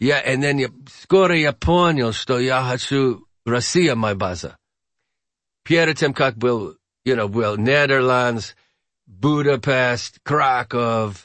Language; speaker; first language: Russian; non-native, learner; English